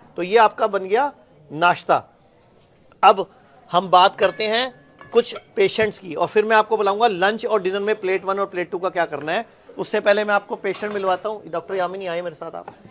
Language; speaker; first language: Hindi; native; Hindi